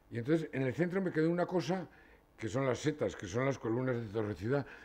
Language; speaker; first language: Spanish; native; Spanish